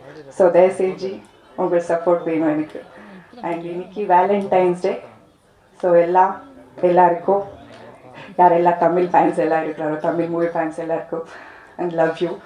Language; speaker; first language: Tamil; non-native, learner; Kannada